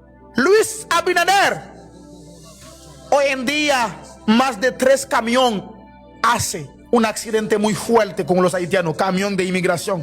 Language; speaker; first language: Spanish; non-native, fluent; Haitian Creole